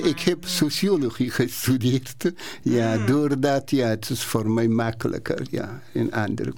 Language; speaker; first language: Dutch; non-native, learner; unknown